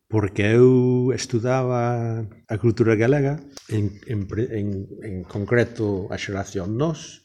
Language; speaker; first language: Galician; non-native, fluent; English